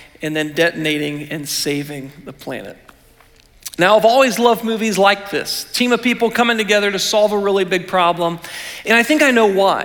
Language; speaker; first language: English; native; English